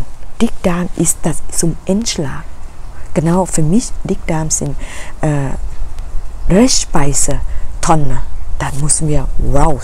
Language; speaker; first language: German; non-native, learner; Thai